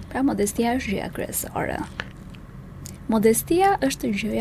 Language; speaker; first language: Albanian; native; Albanian